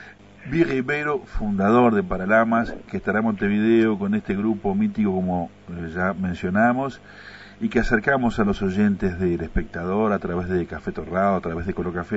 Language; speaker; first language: Spanish; native; Spanish